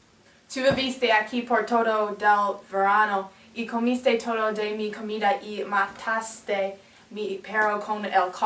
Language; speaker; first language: Spanish; non-native, learner; English